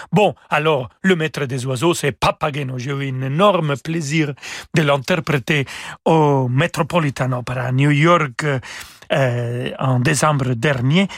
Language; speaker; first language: French; non-native, fluent; Spanish